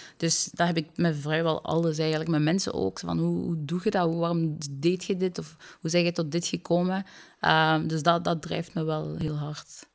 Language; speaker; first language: Dutch; early bilingual, other home language; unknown